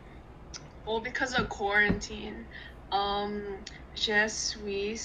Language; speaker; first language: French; non-native, learner; English